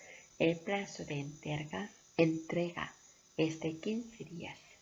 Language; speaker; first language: Spanish; non-native, fluent; Korean